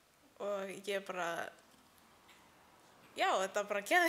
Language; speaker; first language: Icelandic; early bilingual, heritage; Icelandic